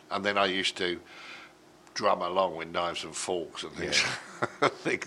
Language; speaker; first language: English; native; English